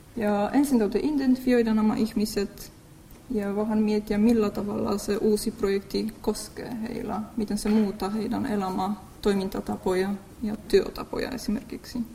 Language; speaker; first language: Finnish; non-native, fluent; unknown